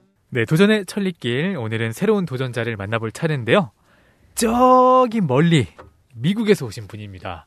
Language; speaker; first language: Korean; native; Korean